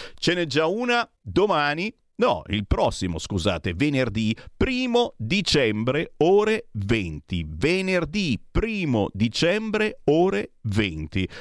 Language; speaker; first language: Italian; native; Italian